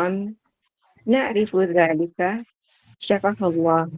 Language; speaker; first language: Arabic; non-native, learner; Filipino